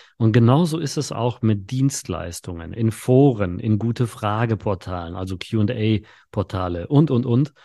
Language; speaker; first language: German; early bilingual, other home language; Polish